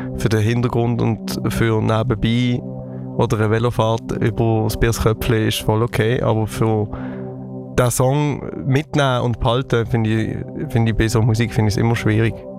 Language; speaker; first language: German; native; German